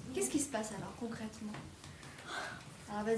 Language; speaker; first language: French; native; French